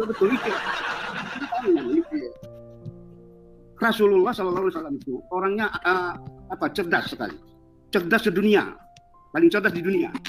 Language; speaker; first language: Indonesian; native; Indonesian